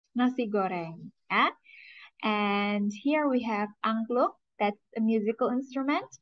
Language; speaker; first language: English; non-native, fluent; Indonesian